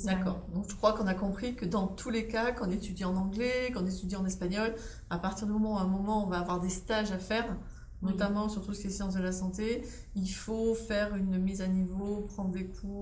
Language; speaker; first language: French; native; French